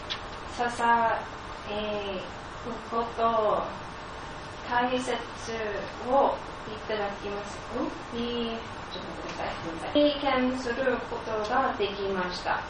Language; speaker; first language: Japanese; non-native, learner; English